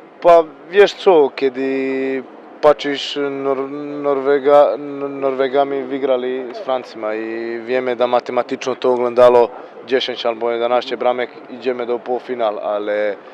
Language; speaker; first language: Polish; non-native, learner; Croatian